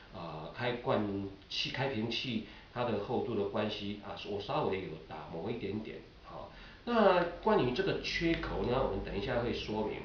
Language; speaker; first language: Chinese; native; Chinese